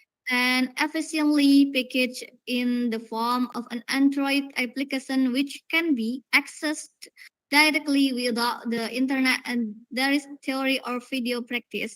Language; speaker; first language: English; non-native, learner; Indonesian